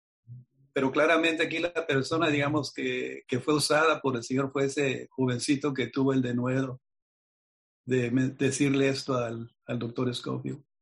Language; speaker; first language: Spanish; native; Spanish